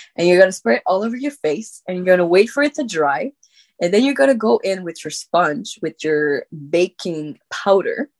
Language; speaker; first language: English; non-native, fluent; French